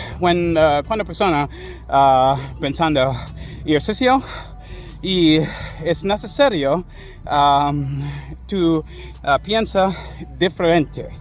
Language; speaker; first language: Spanish; non-native, learner; English